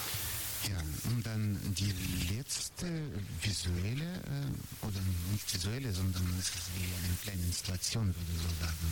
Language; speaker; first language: German; non-native, learner; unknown